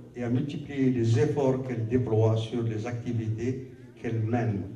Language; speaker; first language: French; non-native, local second language; Arabic